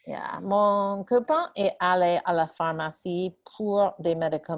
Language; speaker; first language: French; non-native, fluent; English